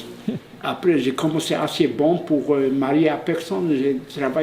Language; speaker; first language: French; non-native, fluent; Polish